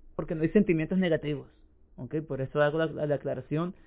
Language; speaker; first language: Spanish; native; Spanish